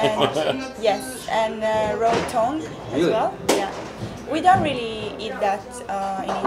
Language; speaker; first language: English; non-native, fluent; Italian